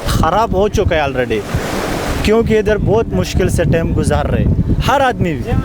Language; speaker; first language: Hindi; non-native, local second language; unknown